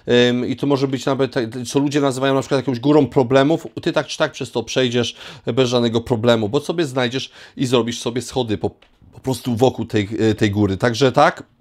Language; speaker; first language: Polish; native; Polish